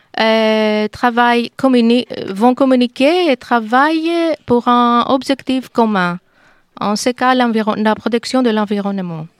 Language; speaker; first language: French; non-native, learner; Greek